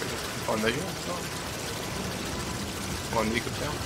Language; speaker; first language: French; native; French